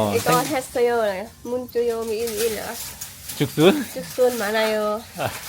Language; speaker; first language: Korean; non-native, learner; Lao